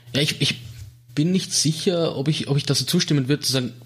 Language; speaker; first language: German; native; German